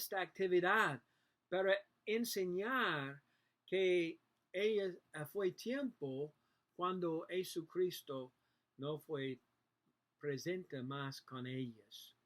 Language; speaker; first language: Spanish; non-native, learner; English